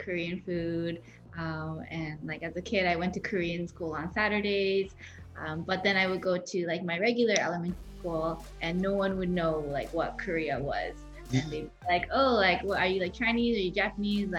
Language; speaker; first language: English; native; English